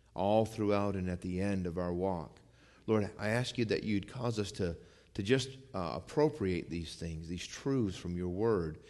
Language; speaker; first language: English; native; English